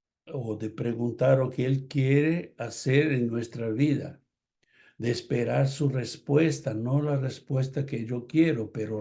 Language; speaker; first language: Spanish; non-native, fluent; Portuguese